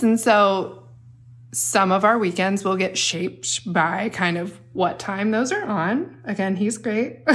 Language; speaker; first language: English; native; English